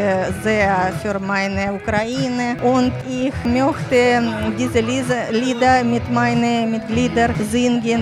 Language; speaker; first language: German; non-native, learner; Ukrainian